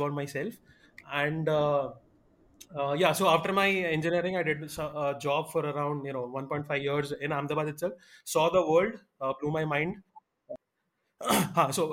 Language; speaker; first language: English; non-native, local second language; Malayalam